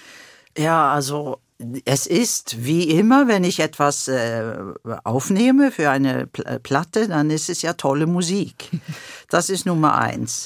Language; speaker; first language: German; non-native, fluent; Swedish